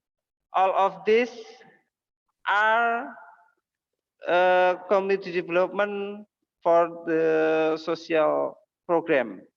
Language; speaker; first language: English; non-native, learner; Indonesian